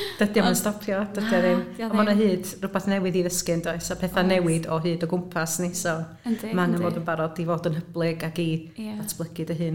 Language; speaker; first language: Welsh; native; Welsh